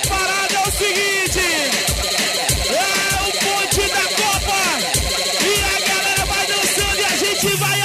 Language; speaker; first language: Portuguese; native; Portuguese